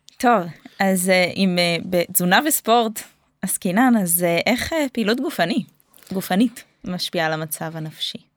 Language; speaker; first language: Hebrew; native; Hebrew